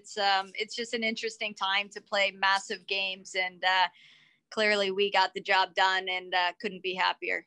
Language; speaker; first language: English; native; English